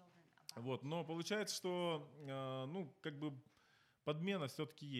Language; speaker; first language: Russian; native; Russian